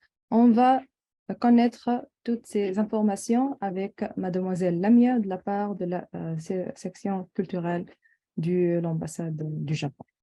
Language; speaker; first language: French; non-native, local second language; Arabic